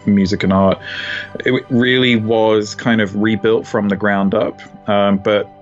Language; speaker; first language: English; native; English